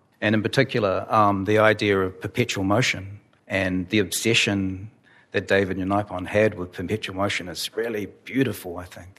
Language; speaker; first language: English; native; English